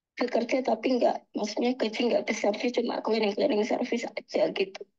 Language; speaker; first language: Indonesian; native; Indonesian